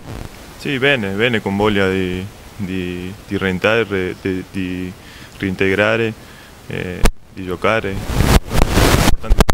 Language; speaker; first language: Italian; non-native, learner; Spanish